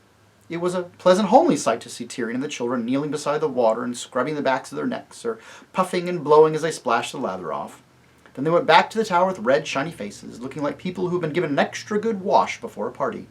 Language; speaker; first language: English; native; English